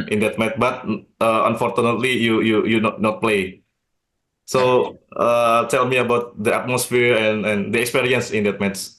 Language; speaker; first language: English; non-native, learner; Indonesian